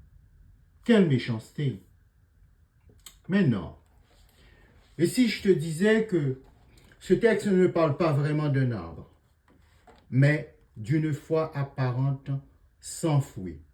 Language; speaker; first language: French; native; French